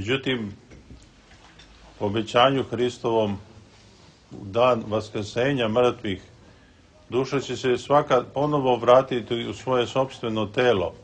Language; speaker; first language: Serbian; native; Serbian